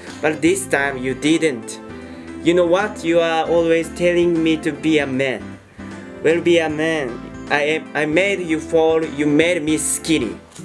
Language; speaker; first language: English; non-native, learner; Japanese